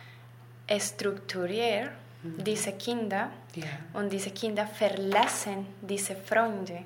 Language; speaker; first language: German; non-native, learner; Spanish